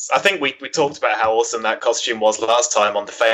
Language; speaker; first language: English; native; English